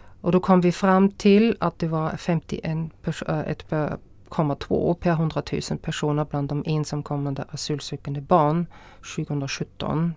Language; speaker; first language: Swedish; non-native, fluent; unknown